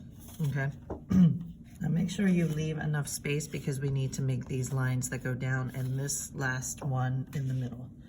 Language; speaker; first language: English; native; English